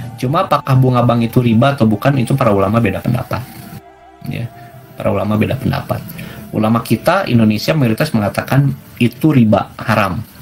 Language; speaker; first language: Indonesian; non-native, local second language; Sundanese